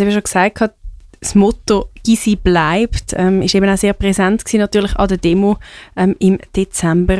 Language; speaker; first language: German; native; German